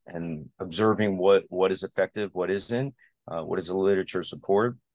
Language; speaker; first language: English; native; English